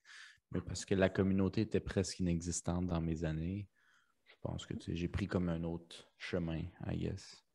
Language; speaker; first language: French; early bilingual, other home language; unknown